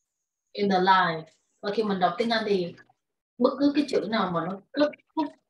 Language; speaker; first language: Vietnamese; native; Vietnamese